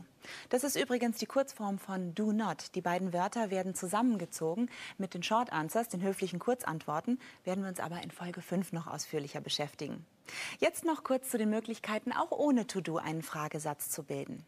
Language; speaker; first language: German; native; German